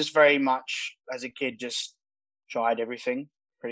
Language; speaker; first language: English; native; English